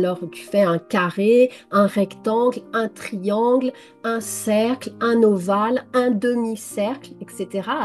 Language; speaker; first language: French; native; French